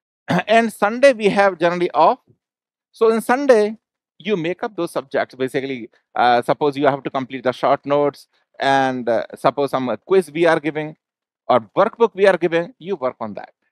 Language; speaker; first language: English; non-native, local second language; Hindi